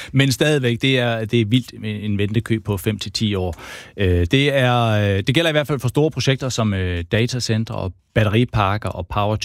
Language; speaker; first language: Danish; native; Danish